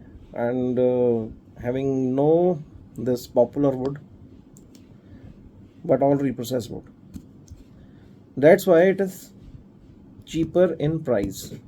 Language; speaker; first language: English; non-native, local second language; Hindi